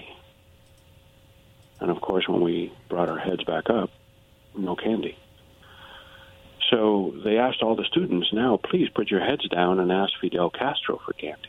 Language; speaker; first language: English; early bilingual, other home language; Spanish